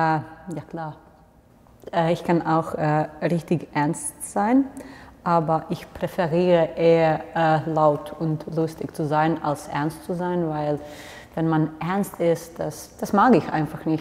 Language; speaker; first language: German; non-native, fluent; Serbian